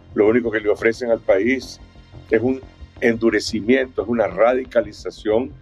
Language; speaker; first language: Spanish; native; Spanish